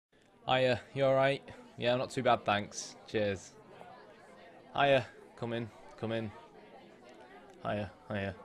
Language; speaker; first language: English; native; English